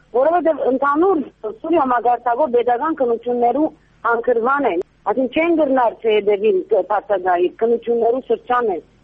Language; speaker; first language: Armenian; early bilingual, heritage; Armenian